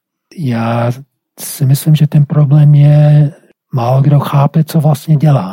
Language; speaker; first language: Czech; non-native, fluent; English